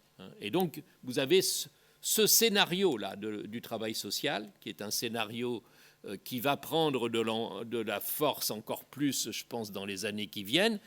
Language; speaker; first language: French; native; French